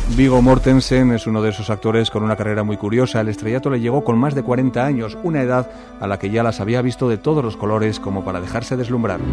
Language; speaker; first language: Spanish; native; Spanish